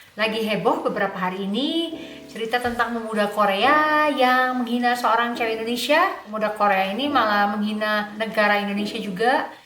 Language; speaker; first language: Indonesian; native; Indonesian